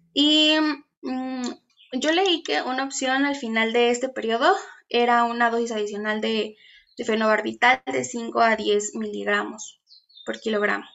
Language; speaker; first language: Spanish; native; Spanish